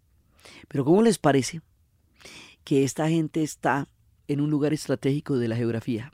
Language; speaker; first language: Spanish; native; Spanish